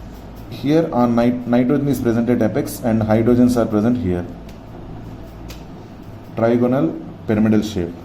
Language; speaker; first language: English; non-native, local second language; Telugu